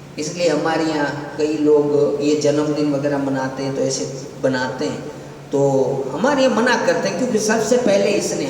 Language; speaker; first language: Urdu; non-native, local second language; Gujarati